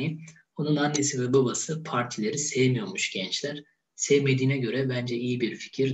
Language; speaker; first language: Turkish; native; Turkish